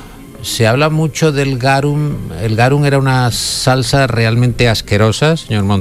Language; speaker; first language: Spanish; native; Spanish